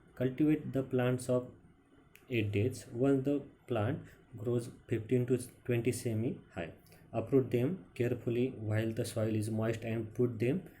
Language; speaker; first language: English; non-native, local second language; Marathi